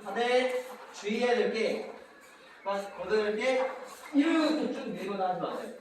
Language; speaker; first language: Korean; native; Korean